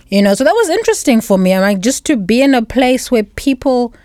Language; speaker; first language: English; non-native, local second language; Shona